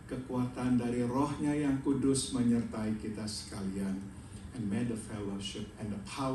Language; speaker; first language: Indonesian; native; Indonesian